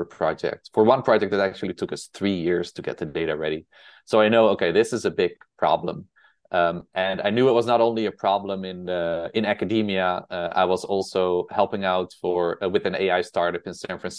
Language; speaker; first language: English; non-native, fluent; Dutch